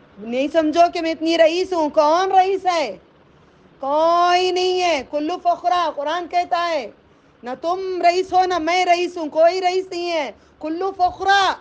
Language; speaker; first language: Urdu; native; Urdu